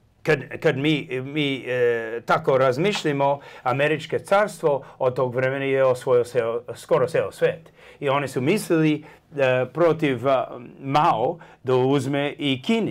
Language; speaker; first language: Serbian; early bilingual, heritage; English